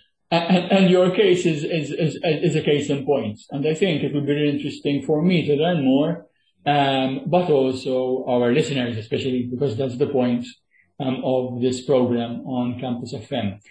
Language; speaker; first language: English; non-native, local second language; Maltese